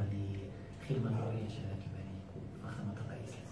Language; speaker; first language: Arabic; native; Arabic